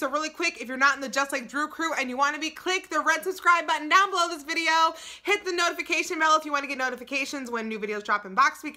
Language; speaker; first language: English; native; English